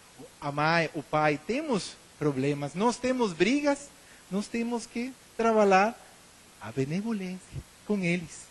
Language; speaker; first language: Portuguese; non-native, learner; Spanish